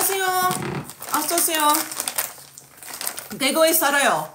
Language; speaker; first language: Korean; non-native, learner; English